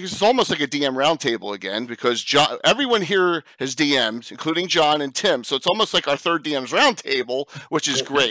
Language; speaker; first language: English; native; English